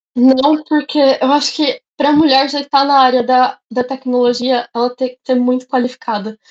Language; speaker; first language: Portuguese; native; Portuguese